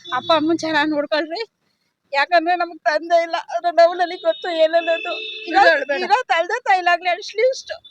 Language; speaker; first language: Kannada; native; Kannada